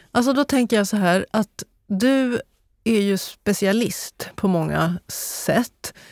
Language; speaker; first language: Swedish; native; Swedish